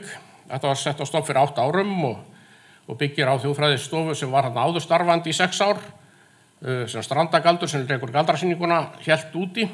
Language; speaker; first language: Icelandic; native; Icelandic